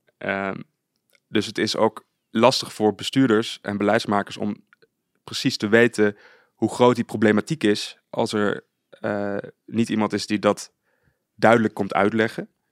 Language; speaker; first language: Dutch; native; Dutch